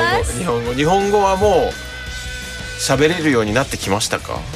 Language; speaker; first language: Japanese; native; Japanese